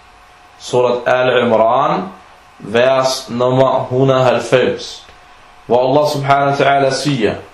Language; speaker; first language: Danish; non-native, fluent; Arabic